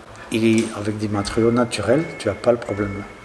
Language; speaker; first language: French; non-native, local second language; Dutch